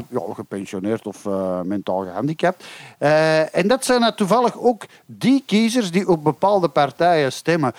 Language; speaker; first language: Dutch; native; Dutch